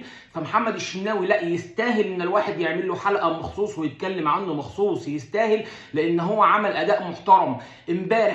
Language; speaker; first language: Arabic; native; Arabic